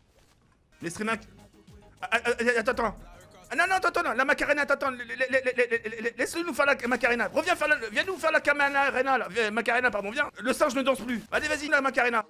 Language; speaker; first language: French; native; French